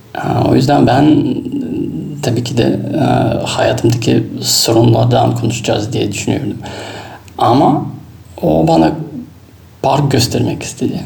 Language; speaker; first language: Turkish; non-native, fluent; Russian